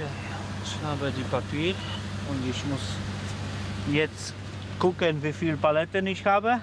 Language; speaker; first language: German; non-native, learner; Polish